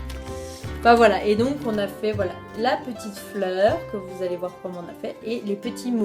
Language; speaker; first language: French; native; French